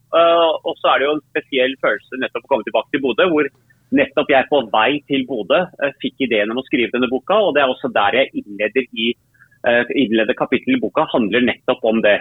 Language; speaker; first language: Norwegian; early bilingual, other home language; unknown